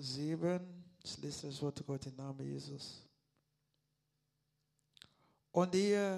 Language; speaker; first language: German; non-native, learner; Lingala